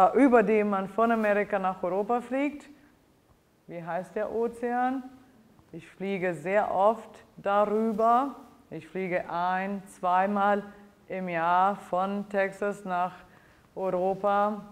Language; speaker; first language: German; non-native, fluent; English